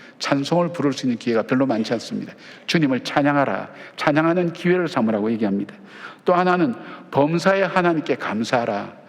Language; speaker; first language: Korean; native; Korean